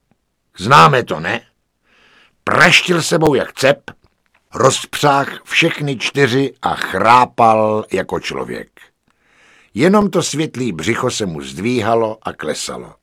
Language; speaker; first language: Czech; native; Czech